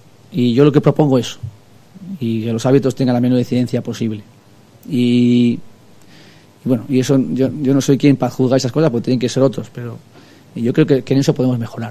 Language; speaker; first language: Spanish; native; Spanish